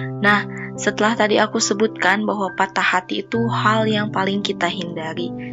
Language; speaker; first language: Indonesian; non-native, local second language; Sundanese